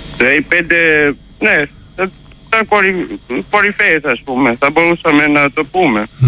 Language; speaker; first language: Greek; early bilingual, heritage; Greek